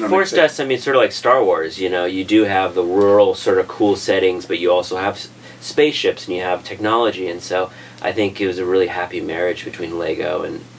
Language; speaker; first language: English; native; English